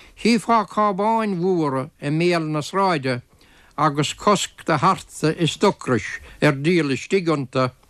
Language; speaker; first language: Irish; native; Irish